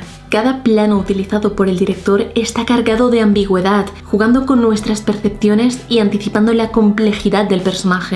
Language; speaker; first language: Spanish; native; Spanish